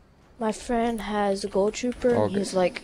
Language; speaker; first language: English; native; English